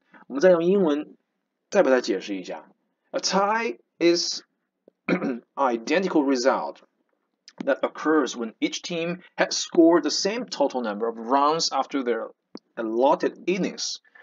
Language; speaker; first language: English; non-native, fluent; Chinese